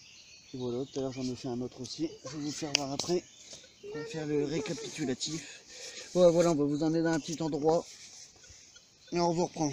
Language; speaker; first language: French; native; French